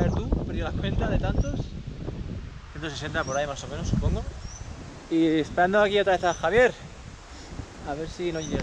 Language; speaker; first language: Spanish; non-native, local second language; Catalan